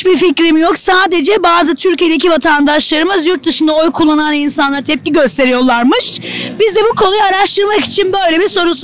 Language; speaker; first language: Turkish; native; Turkish